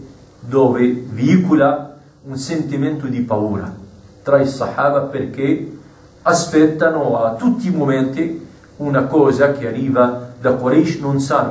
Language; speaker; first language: Italian; non-native, fluent; Arabic